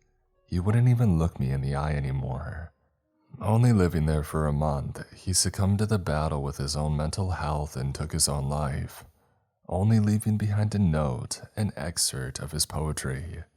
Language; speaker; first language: English; native; English